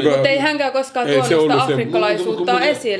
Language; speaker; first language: Finnish; early bilingual, other home language; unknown